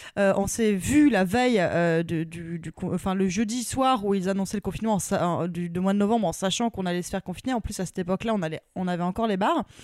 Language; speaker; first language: French; native; French